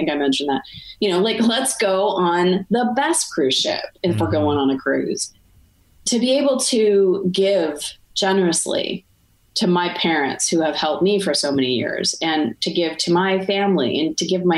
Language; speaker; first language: English; native; English